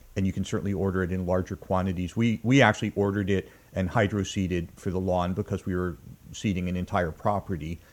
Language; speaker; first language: English; native; English